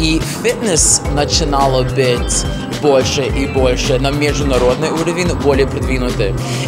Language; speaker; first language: Russian; non-native, learner; English